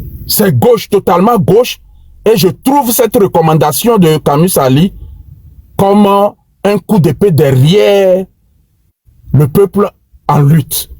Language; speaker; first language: French; non-native, local second language; Ewe